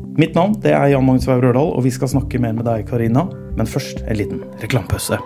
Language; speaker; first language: Norwegian; native; Norwegian